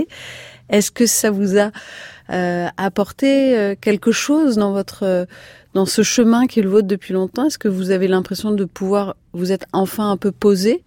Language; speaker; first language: French; native; French